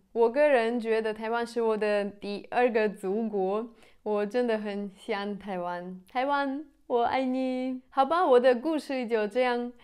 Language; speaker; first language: Chinese; non-native, fluent; Russian